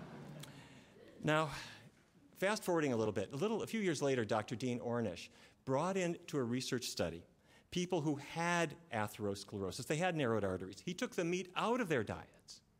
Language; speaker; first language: English; native; English